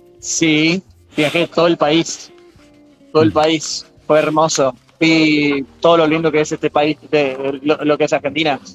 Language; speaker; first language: Spanish; non-native, fluent; English